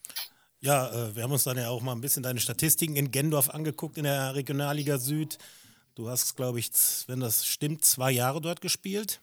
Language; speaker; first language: German; native; German